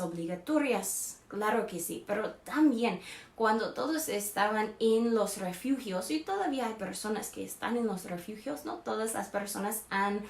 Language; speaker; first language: Spanish; non-native, fluent; English